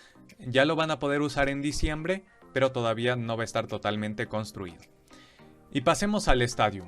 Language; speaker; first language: Spanish; native; Spanish